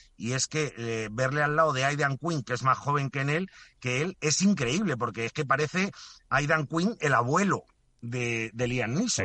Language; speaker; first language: Spanish; native; Spanish